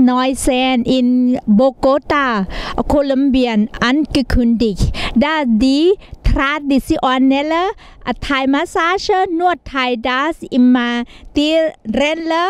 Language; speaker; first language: German; non-native, learner; Thai